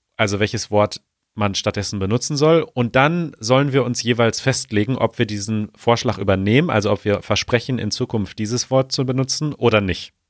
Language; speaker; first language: German; native; German